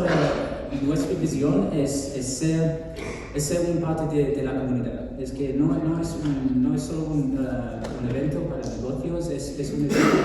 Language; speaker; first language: Spanish; non-native, fluent; English